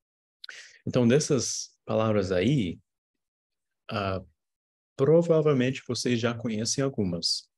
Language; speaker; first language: Portuguese; non-native, fluent; English